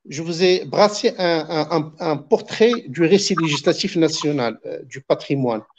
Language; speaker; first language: French; non-native, local second language; Arabic